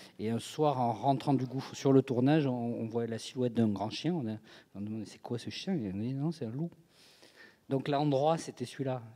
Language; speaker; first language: French; native; French